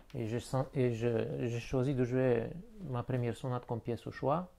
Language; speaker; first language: French; non-native, fluent; Bulgarian